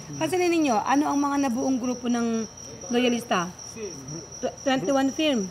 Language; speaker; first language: Filipino; native; Filipino